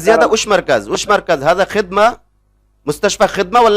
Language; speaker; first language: Arabic; non-native, learner; Bangla